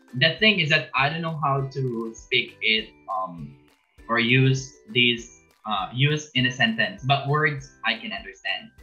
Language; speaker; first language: English; non-native, local second language; Filipino